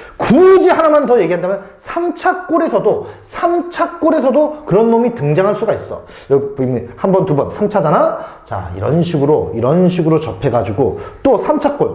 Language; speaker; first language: Korean; native; Korean